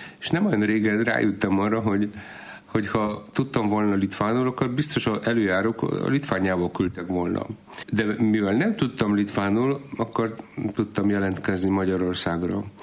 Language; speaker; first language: Hungarian; non-native, fluent; Polish